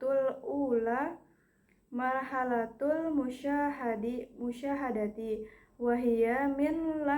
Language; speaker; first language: Arabic; non-native, learner; Indonesian